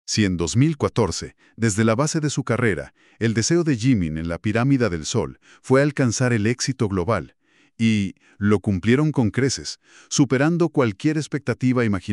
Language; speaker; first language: Spanish; native; Spanish